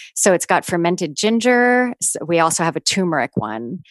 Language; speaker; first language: English; native; English